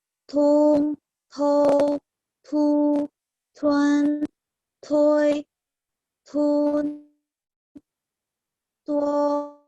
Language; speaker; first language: Chinese; non-native, learner; Indonesian